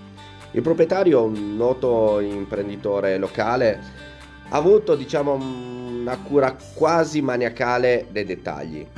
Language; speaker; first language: Italian; native; Italian